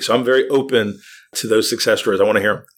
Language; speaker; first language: English; native; English